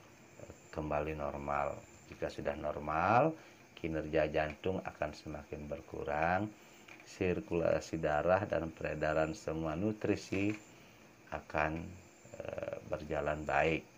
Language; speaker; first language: Indonesian; native; Indonesian